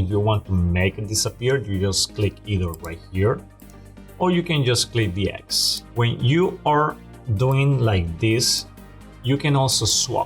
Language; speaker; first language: English; non-native, fluent; Spanish